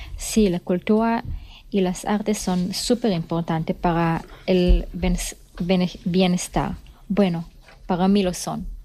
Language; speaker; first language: Spanish; non-native, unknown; Hebrew